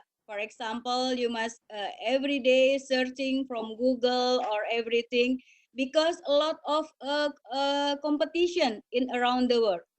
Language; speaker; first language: English; non-native, learner; Indonesian